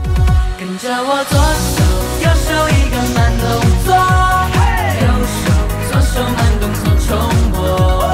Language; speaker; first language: Chinese; non-native, fluent; French